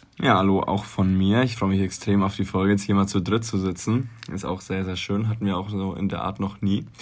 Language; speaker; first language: German; native; German